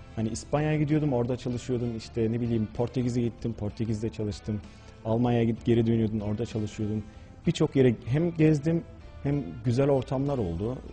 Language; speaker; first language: Turkish; early bilingual, heritage; Turkish